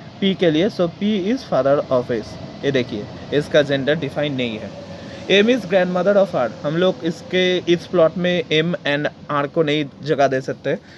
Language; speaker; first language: Hindi; non-native, local second language; Bangla